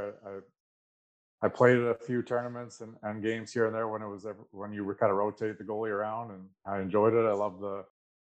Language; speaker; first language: English; native; English